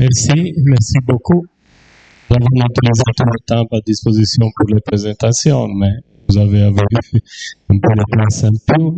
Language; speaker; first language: French; non-native, fluent; Italian